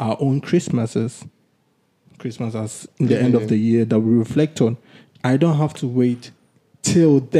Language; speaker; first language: English; non-native, local second language; Akan